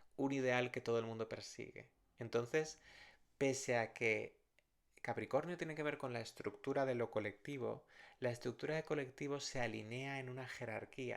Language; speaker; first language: Spanish; native; Spanish